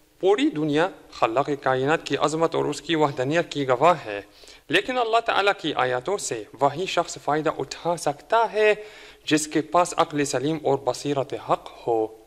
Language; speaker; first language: Urdu; non-native, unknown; Arabic